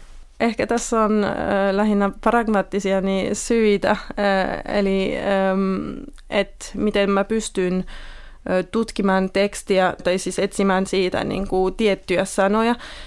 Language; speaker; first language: Finnish; non-native, fluent; French